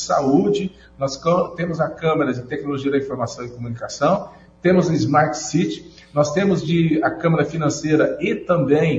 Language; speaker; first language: Portuguese; native; Portuguese